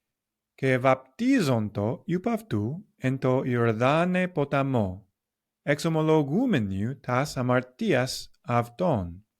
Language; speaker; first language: Greek; non-native, learner; English